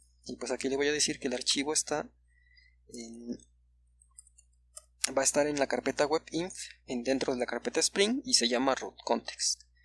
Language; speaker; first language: Spanish; native; Spanish